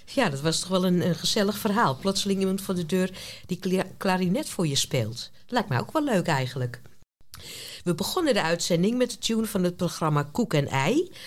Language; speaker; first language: Dutch; native; Dutch